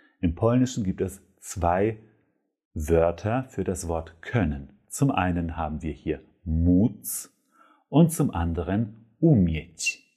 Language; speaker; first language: German; non-native, fluent; Polish